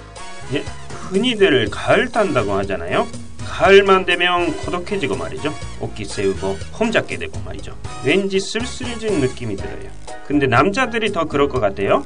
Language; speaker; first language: Korean; non-native, fluent; Japanese